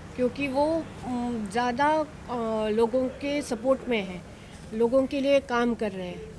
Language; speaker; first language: Hindi; non-native, local second language; Marathi